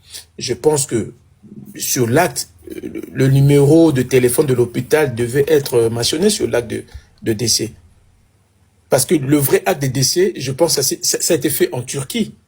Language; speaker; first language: French; non-native, local second language; Lingala